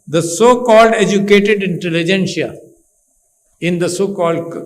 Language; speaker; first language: English; non-native, local second language; Urdu